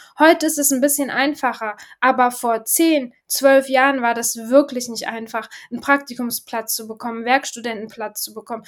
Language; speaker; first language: German; early bilingual, other home language; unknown